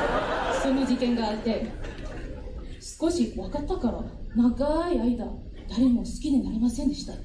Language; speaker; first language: Japanese; non-native, fluent; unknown